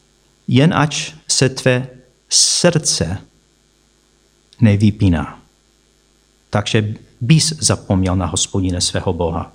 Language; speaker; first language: Czech; non-native, fluent; English